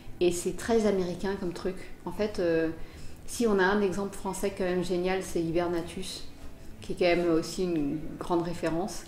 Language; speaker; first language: French; native; French